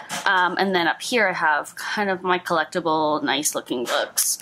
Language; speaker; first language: English; native; English